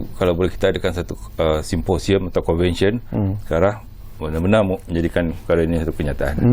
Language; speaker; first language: Malay; native; Malay